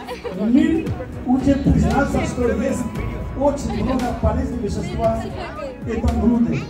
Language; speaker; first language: Russian; non-native, learner; Uzbek